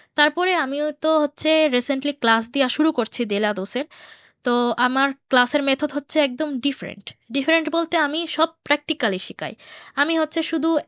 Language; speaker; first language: Bangla; early bilingual, heritage; Bangla